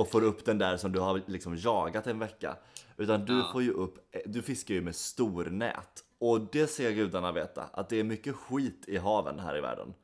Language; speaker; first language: Swedish; native; Swedish